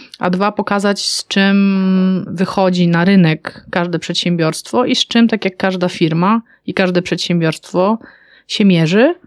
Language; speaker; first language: Polish; native; Polish